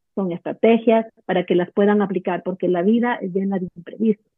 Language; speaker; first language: Spanish; native; Spanish